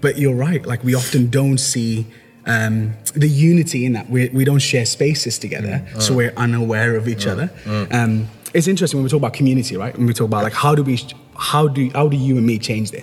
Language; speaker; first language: English; native; English